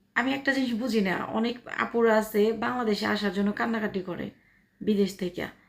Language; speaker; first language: Bangla; native; Bangla